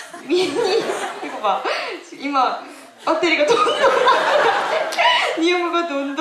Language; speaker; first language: Japanese; non-native, learner; Korean